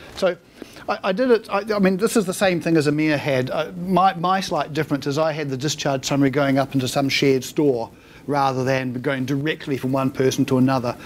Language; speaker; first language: English; native; English